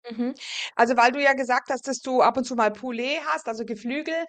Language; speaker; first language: German; native; German